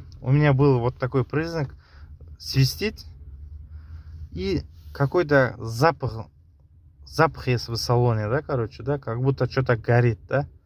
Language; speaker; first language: Russian; non-native, local second language; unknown